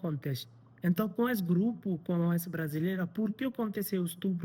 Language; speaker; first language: Portuguese; non-native, learner; Hindi